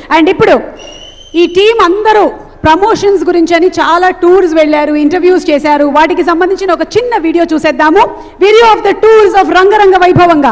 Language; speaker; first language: Telugu; native; Telugu